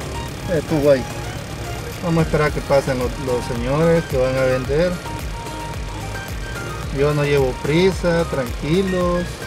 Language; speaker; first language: Spanish; native; Spanish